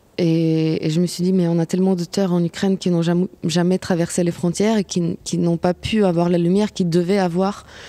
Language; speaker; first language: French; non-native, fluent; Ukrainian